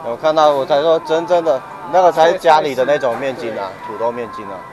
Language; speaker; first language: Chinese; native; Chinese